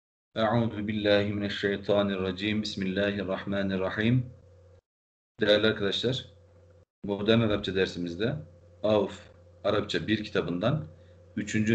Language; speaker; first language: Turkish; native; Turkish